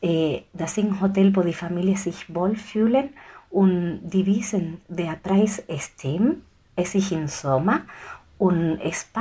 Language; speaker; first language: German; non-native, fluent; Spanish